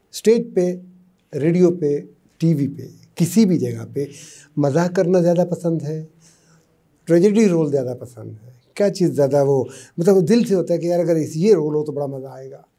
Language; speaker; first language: Urdu; non-native, local second language; Punjabi